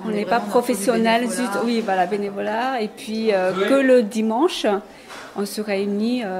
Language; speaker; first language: French; non-native, learner; Chinese